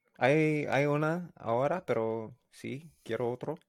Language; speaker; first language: Spanish; non-native, learner; English